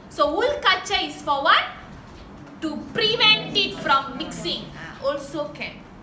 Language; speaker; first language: English; non-native, local second language; Tamil